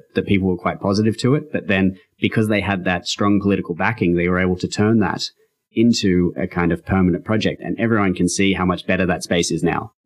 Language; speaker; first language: English; native; English